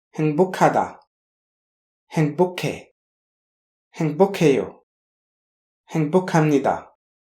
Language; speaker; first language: Korean; non-native, fluent; French